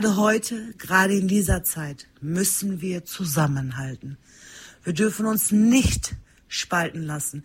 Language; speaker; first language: German; early bilingual, other home language; Turkish